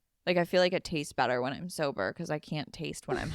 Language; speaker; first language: English; native; English